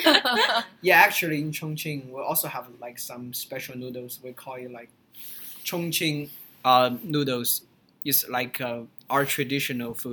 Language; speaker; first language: English; non-native, learner; Chinese